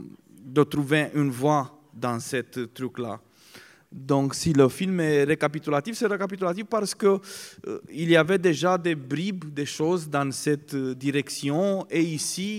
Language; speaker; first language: French; non-native, fluent; Romanian